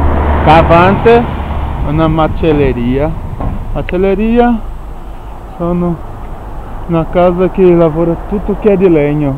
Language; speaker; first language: Italian; non-native, learner; Portuguese